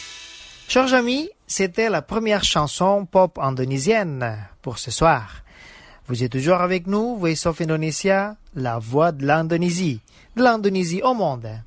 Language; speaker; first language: French; non-native, fluent; Indonesian